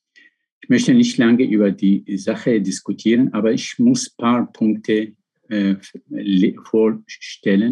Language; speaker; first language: German; non-native, fluent; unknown